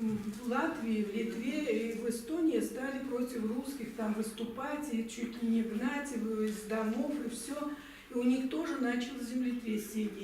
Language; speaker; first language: Russian; native; Russian